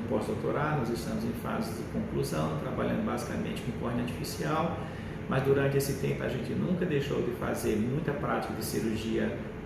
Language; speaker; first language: Portuguese; native; Portuguese